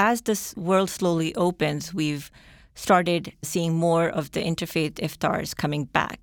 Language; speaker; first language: English; non-native, local second language; Urdu